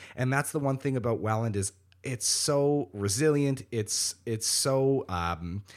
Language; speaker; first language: English; native; English